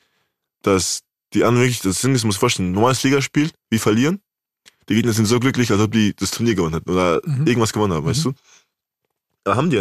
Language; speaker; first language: German; native; German